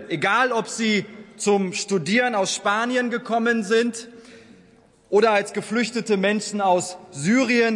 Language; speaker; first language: German; early bilingual, other home language; Turkish